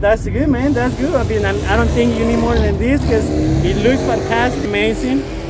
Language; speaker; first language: English; non-native, fluent; Spanish